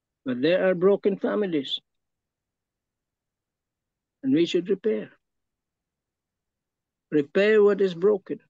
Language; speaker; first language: English; non-native, local second language; Filipino